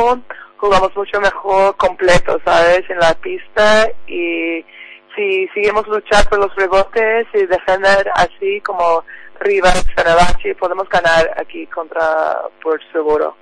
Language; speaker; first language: Spanish; non-native, learner; English